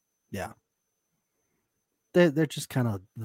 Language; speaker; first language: English; native; English